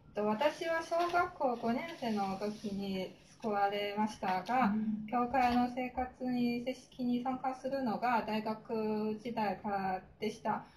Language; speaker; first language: Japanese; non-native, fluent; Chinese